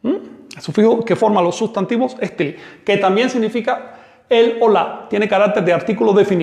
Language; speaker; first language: Spanish; native; Spanish